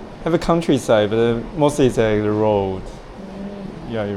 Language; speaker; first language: English; non-native, learner; Chinese